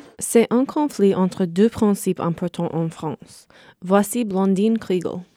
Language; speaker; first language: French; non-native, fluent; English